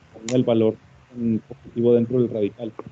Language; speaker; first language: Spanish; native; Spanish